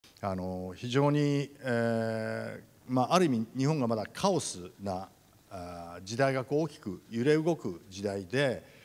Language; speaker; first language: Japanese; native; Japanese